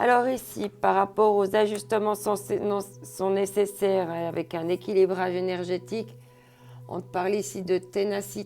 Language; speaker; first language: French; native; French